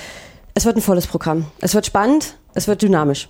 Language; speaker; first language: German; native; German